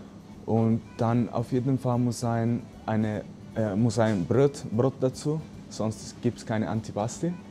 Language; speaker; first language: German; non-native, learner; Italian